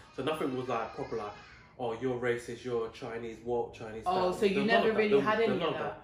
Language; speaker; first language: English; native; English